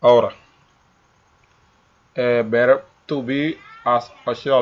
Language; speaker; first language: English; non-native, learner; Spanish